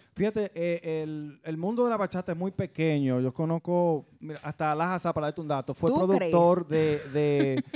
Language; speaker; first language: Spanish; early bilingual, heritage; Spanish